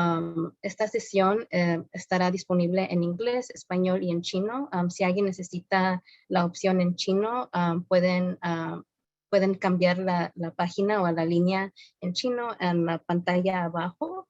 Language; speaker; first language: Spanish; early bilingual, heritage; Spanish